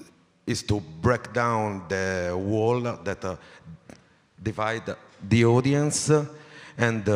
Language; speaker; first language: English; non-native, learner; Italian